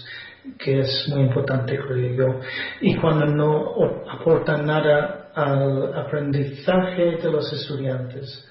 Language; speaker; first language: Spanish; non-native, fluent; English